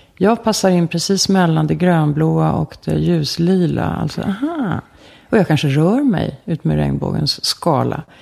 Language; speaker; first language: Swedish; native; Swedish